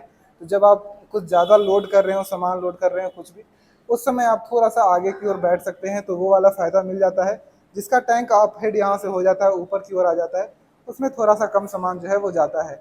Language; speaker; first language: Hindi; native; Hindi